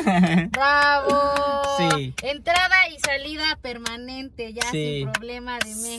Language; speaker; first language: Spanish; native; Spanish